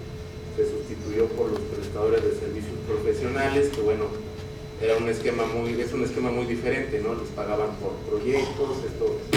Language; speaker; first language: Spanish; native; Spanish